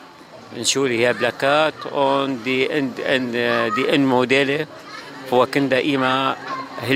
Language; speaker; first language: German; non-native, learner; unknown